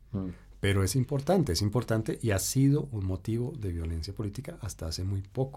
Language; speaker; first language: Spanish; native; Spanish